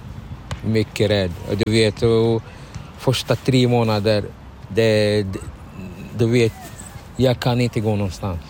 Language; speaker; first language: Swedish; non-native, learner; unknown